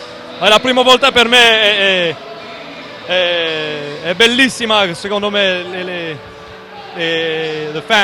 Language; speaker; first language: Italian; non-native, learner; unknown